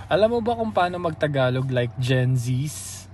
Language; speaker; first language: Filipino; native; Filipino